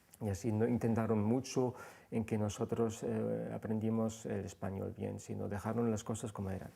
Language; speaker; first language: Spanish; early bilingual, heritage; Spanish